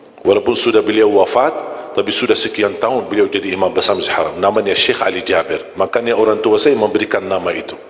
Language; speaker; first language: Malay; non-native, fluent; Arabic